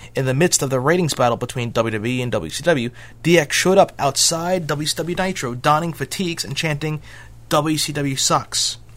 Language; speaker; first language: English; native; English